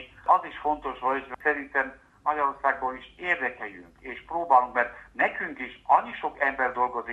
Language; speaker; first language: Hungarian; early bilingual, heritage; Hungarian